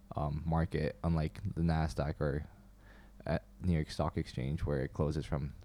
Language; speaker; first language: English; non-native, fluent; Chinese